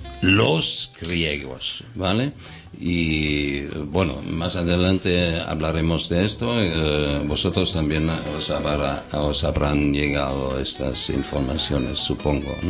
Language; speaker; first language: Spanish; non-native, fluent; German